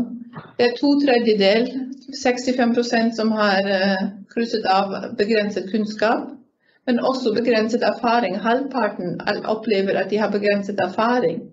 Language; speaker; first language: Norwegian; non-native, fluent; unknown